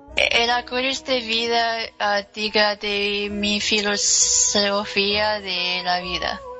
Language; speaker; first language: Spanish; non-native, learner; English